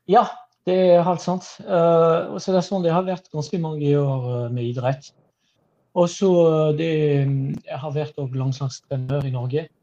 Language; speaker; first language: Norwegian; non-native, fluent; French